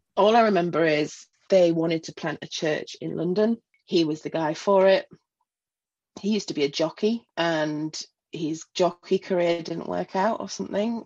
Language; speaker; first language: English; native; English